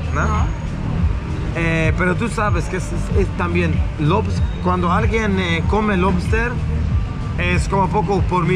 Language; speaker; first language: Spanish; non-native, learner; Swedish